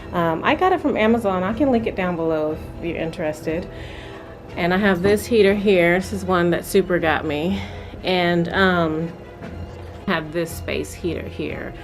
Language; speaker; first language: English; native; English